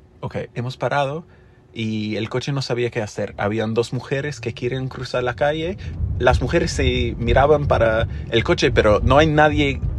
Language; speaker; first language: Spanish; non-native, fluent; English